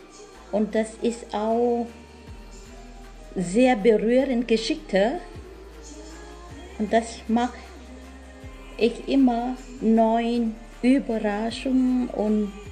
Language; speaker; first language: German; non-native, learner; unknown